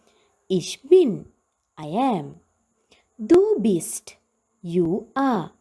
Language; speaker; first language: German; non-native, fluent; Sinhala